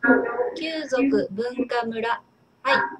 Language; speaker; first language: Japanese; non-native, learner; Chinese